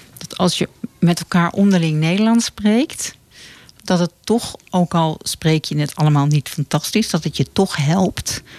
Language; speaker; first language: Dutch; native; Dutch